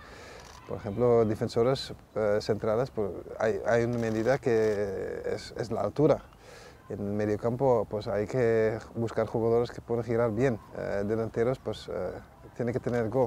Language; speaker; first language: Spanish; non-native, fluent; Dutch